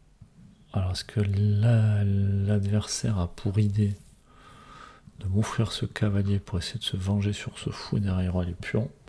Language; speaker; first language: French; native; French